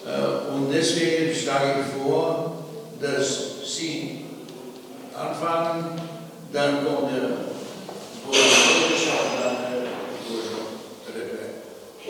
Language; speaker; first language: German; non-native, fluent; Slovenian